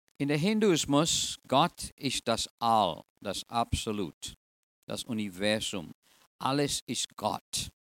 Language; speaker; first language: German; non-native, fluent; English